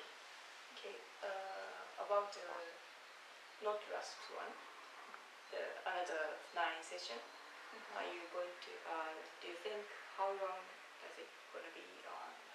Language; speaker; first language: English; non-native, learner; Japanese